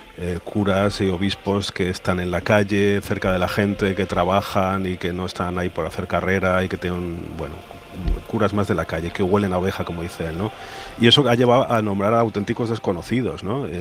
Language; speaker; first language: Spanish; native; Spanish